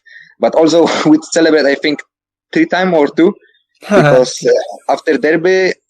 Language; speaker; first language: English; non-native, learner; Polish